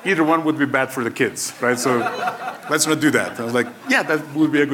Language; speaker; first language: English; non-native, fluent; Macedonian